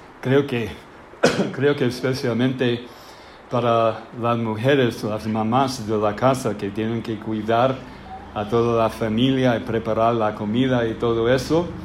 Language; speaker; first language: Spanish; non-native, fluent; English